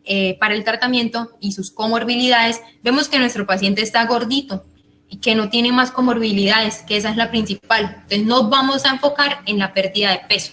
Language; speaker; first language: Spanish; native; Spanish